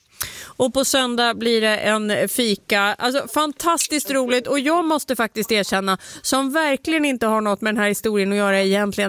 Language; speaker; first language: Swedish; native; Swedish